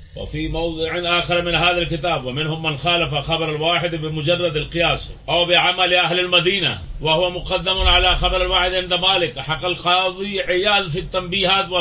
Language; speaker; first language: Arabic; non-native, fluent; Urdu